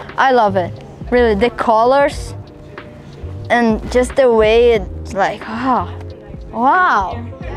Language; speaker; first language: English; non-native, learner; Portuguese